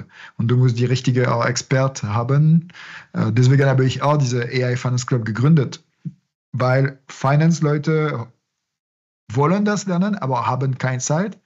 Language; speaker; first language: German; non-native, fluent; French